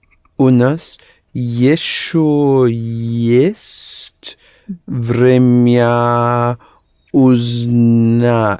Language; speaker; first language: Russian; non-native, learner; English